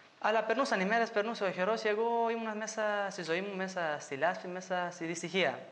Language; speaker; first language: Greek; non-native, fluent; Albanian